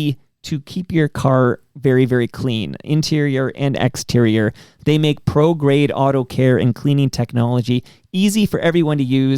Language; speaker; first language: English; native; English